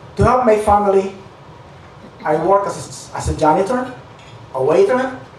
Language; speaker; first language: English; non-native, local second language; Filipino